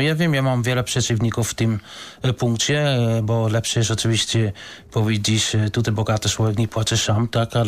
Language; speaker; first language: Polish; non-native, learner; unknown